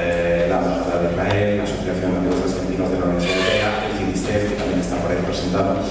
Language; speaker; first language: Spanish; native; Spanish